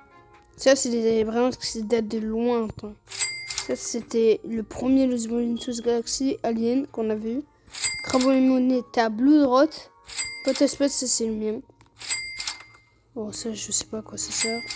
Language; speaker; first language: French; native; French